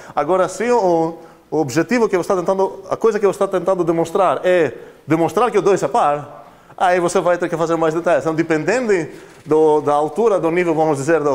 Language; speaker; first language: Portuguese; non-native, fluent; Greek